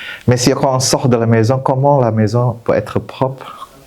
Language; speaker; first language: French; non-native, fluent; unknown